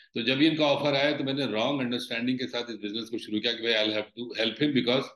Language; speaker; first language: Hindi; native; Hindi